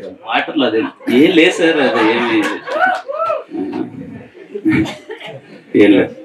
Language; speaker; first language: Telugu; native; Telugu